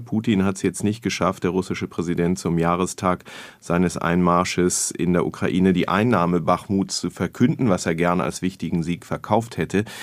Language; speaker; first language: German; native; German